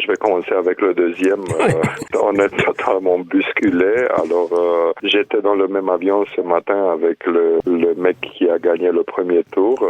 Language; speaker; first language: French; non-native, fluent; Romanian